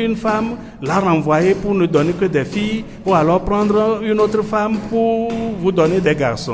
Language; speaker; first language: French; non-native, local second language; Ewe